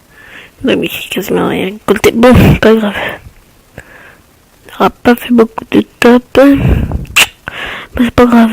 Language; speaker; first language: French; native; French